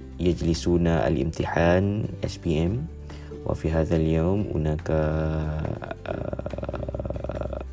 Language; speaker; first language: Arabic; non-native, learner; Malay